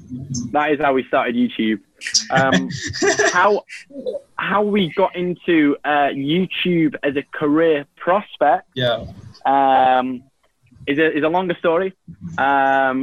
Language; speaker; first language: English; native; English